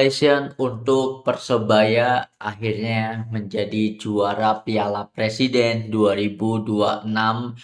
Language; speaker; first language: Indonesian; native; Indonesian